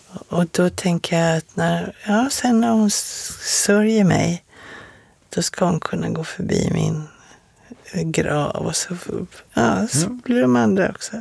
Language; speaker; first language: Swedish; native; Swedish